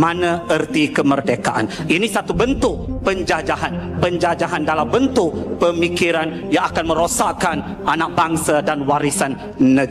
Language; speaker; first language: Malay; native; Malay